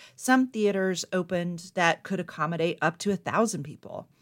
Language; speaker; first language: English; native; English